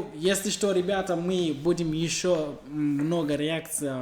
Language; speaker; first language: Russian; non-native, fluent; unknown